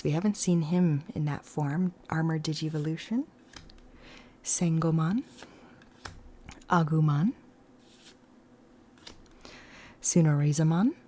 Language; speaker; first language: English; native; English